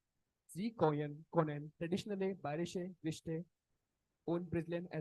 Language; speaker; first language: German; non-native, learner; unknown